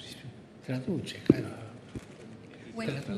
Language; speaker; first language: Italian; non-native, fluent; Spanish